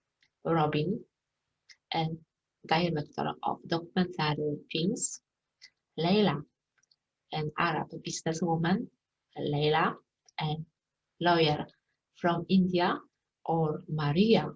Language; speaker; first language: English; non-native, fluent; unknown